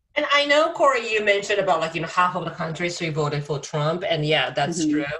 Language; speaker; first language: English; non-native, fluent; Japanese